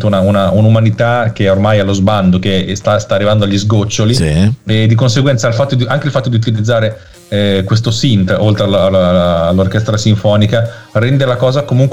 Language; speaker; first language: Italian; native; Italian